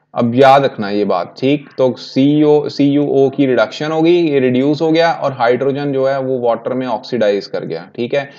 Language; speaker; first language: Hindi; non-native, local second language; Punjabi